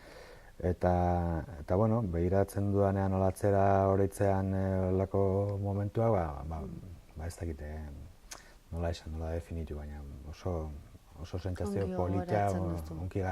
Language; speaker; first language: Basque; non-native, local second language; Spanish